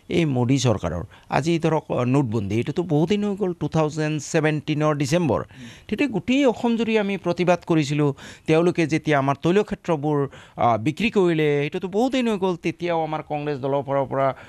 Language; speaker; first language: Assamese; non-native, local second language; Bangla